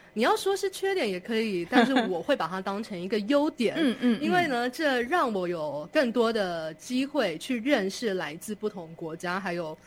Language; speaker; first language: Chinese; native; Chinese